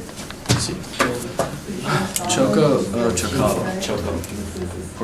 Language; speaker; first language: Spanish; non-native, learner; English